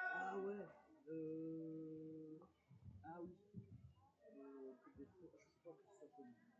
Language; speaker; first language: French; native; French